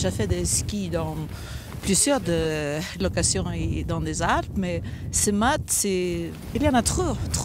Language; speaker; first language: French; non-native, learner; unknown